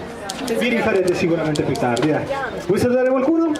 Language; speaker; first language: Italian; native; Italian